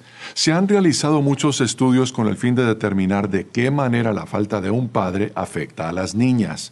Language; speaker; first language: Spanish; native; Spanish